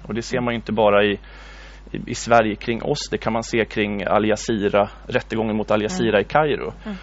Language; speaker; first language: Swedish; native; Swedish